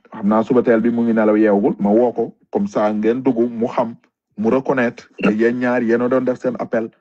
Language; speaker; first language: Wolof; non-native, local second language; Fula